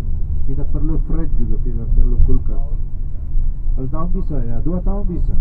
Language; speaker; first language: Indonesian; non-native, fluent; Arabic